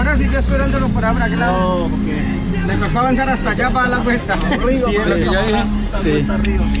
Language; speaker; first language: Spanish; native; Spanish